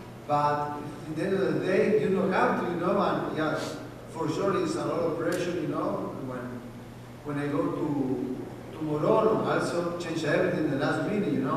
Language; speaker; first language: English; non-native, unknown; Spanish